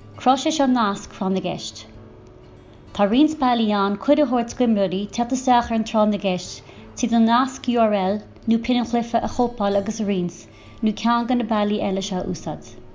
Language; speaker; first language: Irish; native; Irish